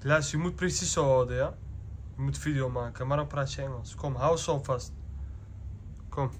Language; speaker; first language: Dutch; early bilingual, other home language; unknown